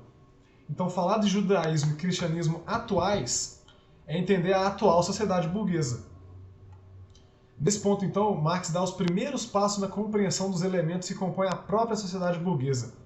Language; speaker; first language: Portuguese; native; Portuguese